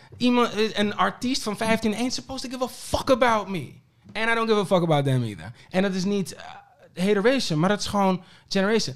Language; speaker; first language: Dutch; early bilingual, other home language; Papiamento